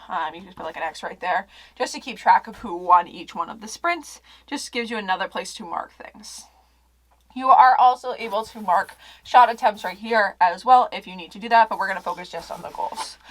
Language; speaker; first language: English; native; English